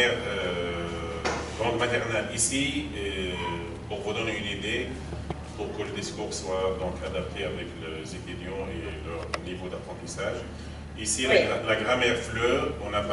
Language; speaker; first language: French; non-native, fluent; Arabic